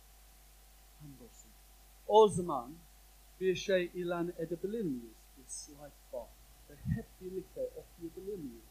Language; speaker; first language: Turkish; non-native, fluent; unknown